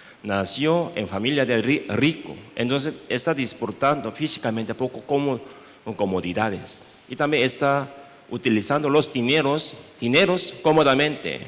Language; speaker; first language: Spanish; non-native, learner; Korean